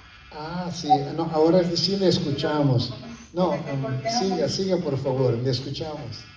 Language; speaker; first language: Spanish; non-native, fluent; Papiamento